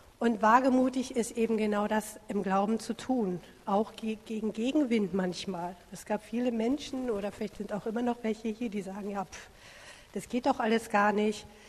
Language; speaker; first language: German; native; German